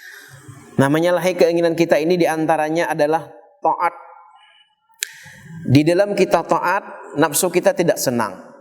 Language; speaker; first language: Indonesian; non-native, local second language; Banjar